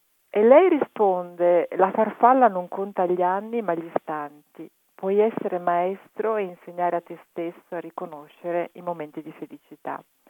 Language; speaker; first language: Italian; native; Italian